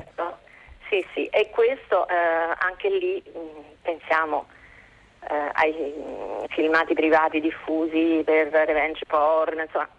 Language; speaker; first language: Italian; native; Italian